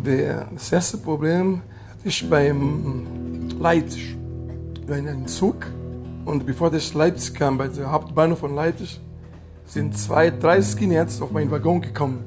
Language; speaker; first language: German; non-native, learner; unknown